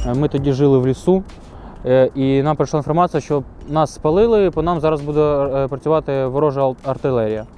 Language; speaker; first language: Ukrainian; native; Ukrainian